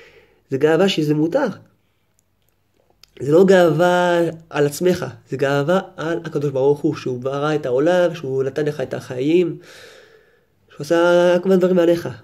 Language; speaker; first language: Hebrew; non-native, fluent; French